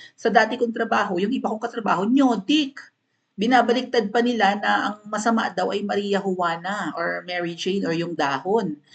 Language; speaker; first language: Filipino; non-native, local second language; Cebuano